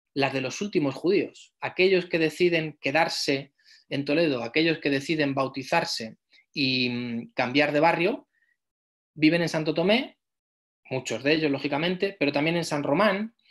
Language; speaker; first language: Spanish; native; Spanish